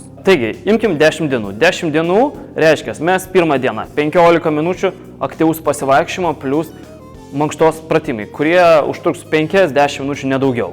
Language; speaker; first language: Lithuanian; native; Lithuanian